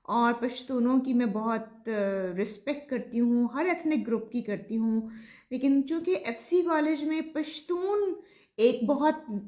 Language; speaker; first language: Urdu; native; Urdu